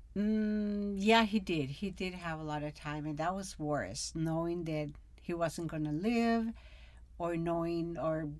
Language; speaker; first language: English; early bilingual, other home language; Spanish